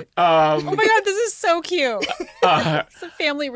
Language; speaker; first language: English; native; English